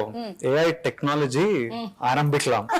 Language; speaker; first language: Tamil; non-native, learner; Telugu